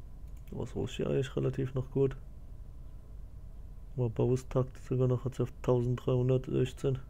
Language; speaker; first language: German; native; German